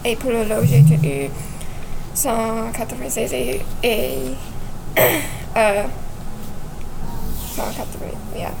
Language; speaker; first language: French; non-native, learner; English